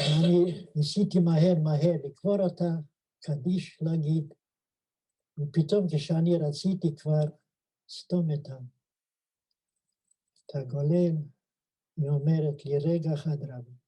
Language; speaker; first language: Hebrew; non-native, fluent; Yiddish